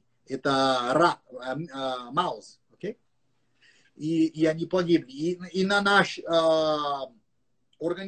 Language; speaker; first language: Russian; non-native, learner; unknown